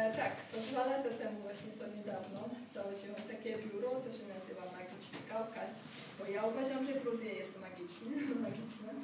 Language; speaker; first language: Polish; non-native, fluent; Georgian